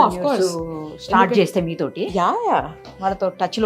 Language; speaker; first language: Telugu; native; Telugu